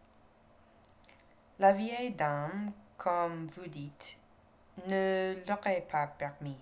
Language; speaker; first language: French; non-native, learner; English